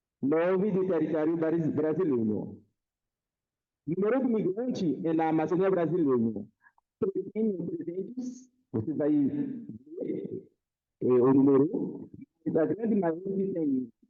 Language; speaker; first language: Portuguese; non-native, fluent; Haitian Creole